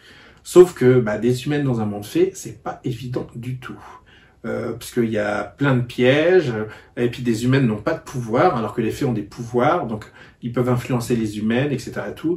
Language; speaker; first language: French; native; French